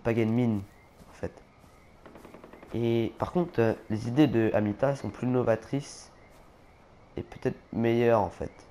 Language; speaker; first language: French; native; French